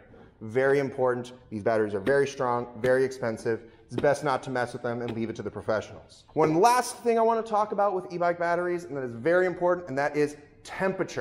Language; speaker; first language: English; native; English